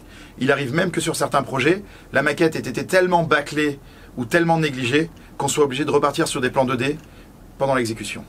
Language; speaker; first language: French; native; French